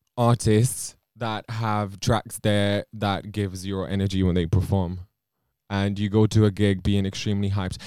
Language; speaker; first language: English; non-native, fluent; Romanian